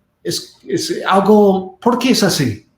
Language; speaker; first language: Spanish; non-native, learner; English